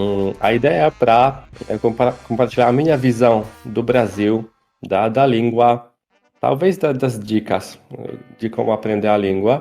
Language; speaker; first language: Portuguese; non-native, fluent; Polish